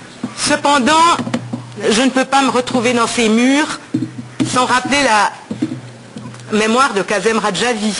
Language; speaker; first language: French; native; French